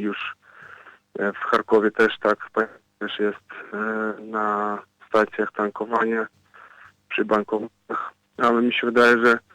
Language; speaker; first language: Polish; non-native, fluent; Ukrainian